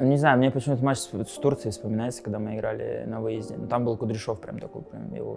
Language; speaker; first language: Russian; native; Russian